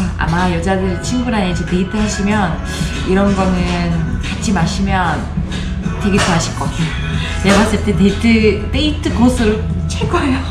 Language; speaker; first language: Korean; non-native, fluent; Uzbek